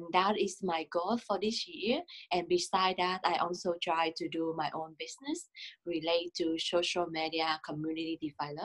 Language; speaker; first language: English; non-native, learner; Vietnamese